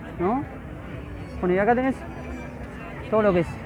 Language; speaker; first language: Spanish; native; Spanish